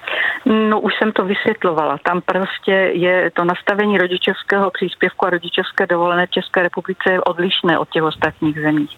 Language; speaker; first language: Czech; native; Czech